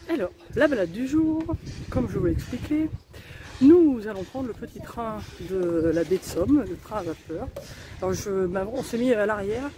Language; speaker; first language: French; native; French